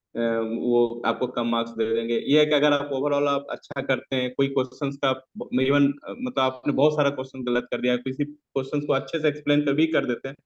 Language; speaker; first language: Hindi; native; Hindi